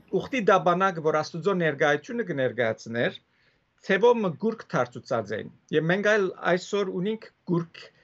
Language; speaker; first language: Armenian; early bilingual, heritage; Armenian